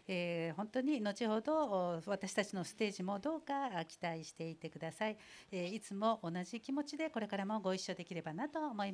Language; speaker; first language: Japanese; non-native, fluent; Korean